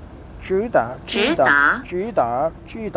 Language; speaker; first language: Chinese; non-native, learner; Korean